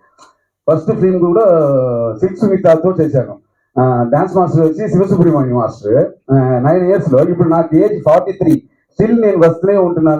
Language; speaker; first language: Telugu; non-native, fluent; Tamil